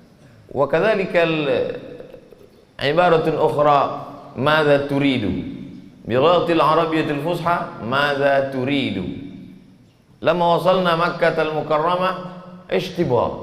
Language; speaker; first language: Arabic; non-native, fluent; Indonesian